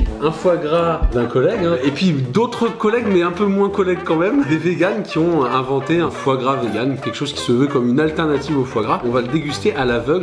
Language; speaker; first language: French; native; French